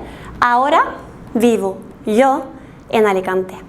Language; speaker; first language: Spanish; non-native, fluent; Norwegian